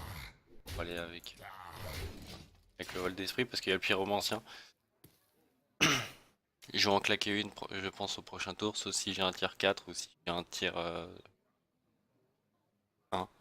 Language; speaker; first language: French; native; French